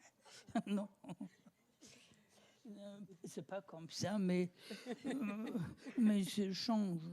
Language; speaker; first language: French; non-native, learner; German